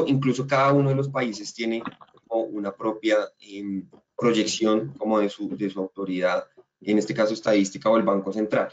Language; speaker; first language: Spanish; native; Spanish